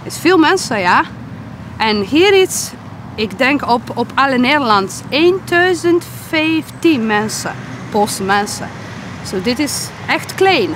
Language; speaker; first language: Dutch; non-native, learner; Polish